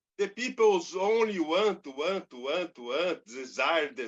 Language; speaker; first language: English; non-native, learner; Portuguese